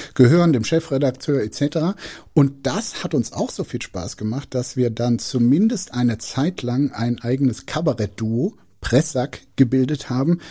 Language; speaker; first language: German; native; German